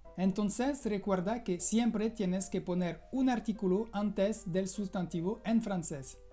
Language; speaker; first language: Spanish; non-native, fluent; French